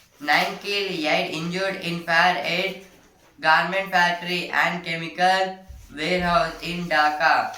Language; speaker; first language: English; non-native, local second language; Telugu